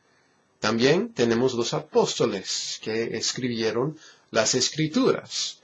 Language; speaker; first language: Spanish; non-native, fluent; English